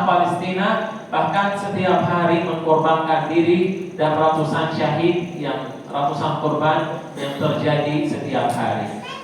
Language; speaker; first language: Indonesian; non-native, fluent; Arabic